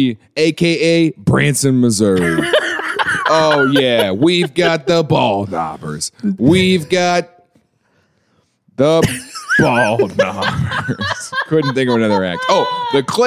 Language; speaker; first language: English; native; English